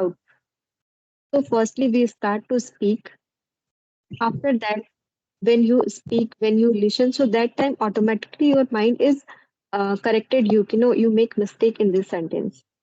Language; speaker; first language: English; non-native, learner; Hindi